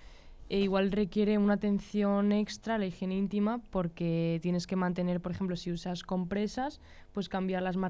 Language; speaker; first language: Spanish; native; Spanish